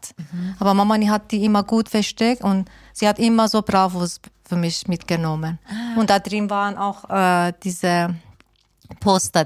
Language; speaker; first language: German; non-native, learner; Persian